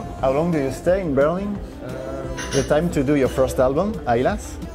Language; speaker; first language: English; non-native, learner; French